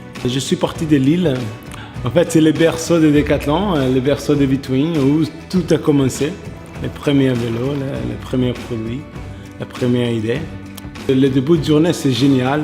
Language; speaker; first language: French; non-native, fluent; Portuguese